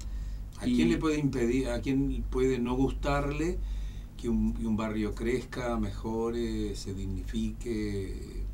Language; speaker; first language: Spanish; native; Spanish